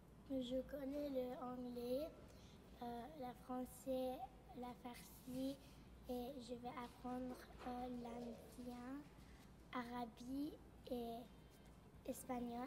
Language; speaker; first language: French; non-native, learner; Persian